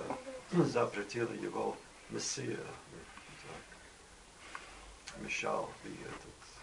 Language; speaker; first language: Russian; non-native, learner; English